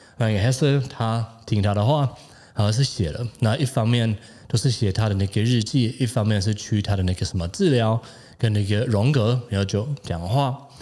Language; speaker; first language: Chinese; non-native, fluent; German